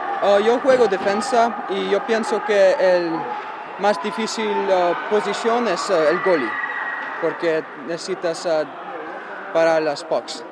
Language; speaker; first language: Spanish; early bilingual, heritage; Spanish